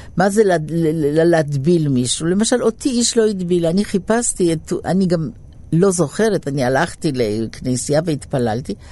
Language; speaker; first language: Hebrew; early bilingual, other home language; Polish